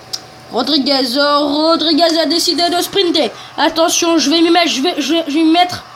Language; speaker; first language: French; native; French